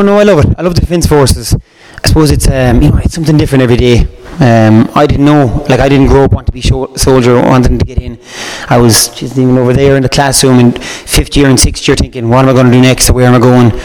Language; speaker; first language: English; native; English